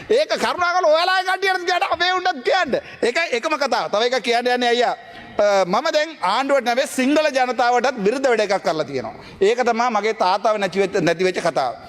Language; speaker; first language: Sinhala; non-native, local second language; Tamil